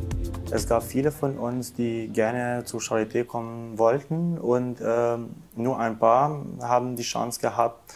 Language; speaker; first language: German; non-native, fluent; Albanian